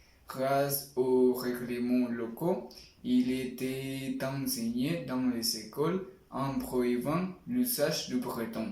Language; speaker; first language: French; non-native, learner; Spanish